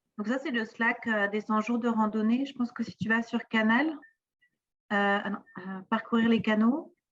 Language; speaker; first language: French; native; French